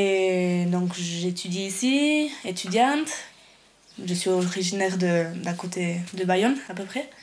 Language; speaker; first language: French; non-native, local second language; Basque